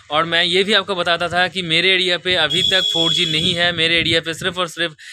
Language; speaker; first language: Hindi; non-native, local second language; Bangla